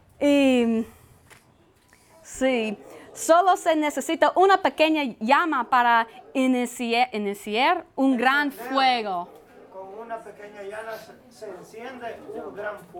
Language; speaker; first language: Spanish; non-native, learner; English